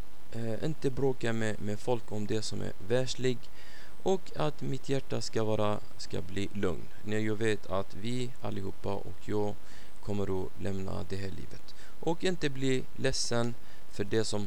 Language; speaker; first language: Swedish; non-native, fluent; Arabic